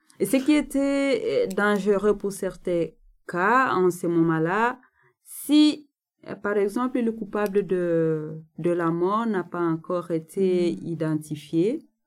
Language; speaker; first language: French; non-native, local second language; Nande